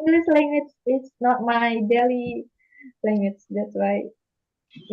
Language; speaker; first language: English; non-native, learner; Indonesian